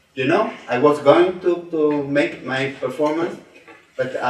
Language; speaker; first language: English; non-native, learner; Spanish